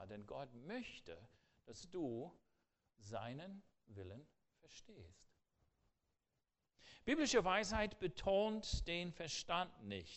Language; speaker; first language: German; non-native, fluent; English